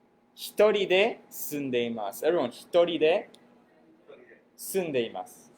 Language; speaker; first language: Japanese; non-native, fluent; English